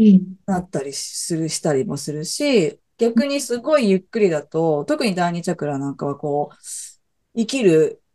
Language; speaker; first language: Japanese; native; Japanese